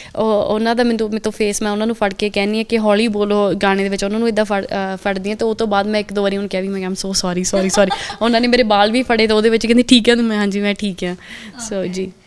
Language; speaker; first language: Punjabi; early bilingual, heritage; Punjabi